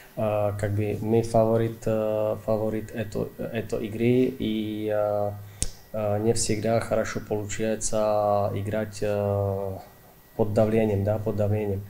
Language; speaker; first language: Russian; non-native, fluent; Czech